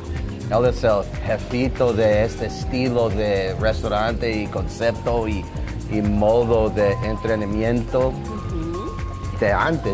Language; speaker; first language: Spanish; non-native, learner; English